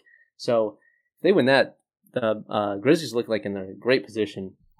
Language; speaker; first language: English; native; English